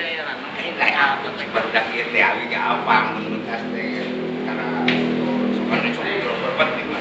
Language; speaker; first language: Indonesian; non-native, local second language; Sundanese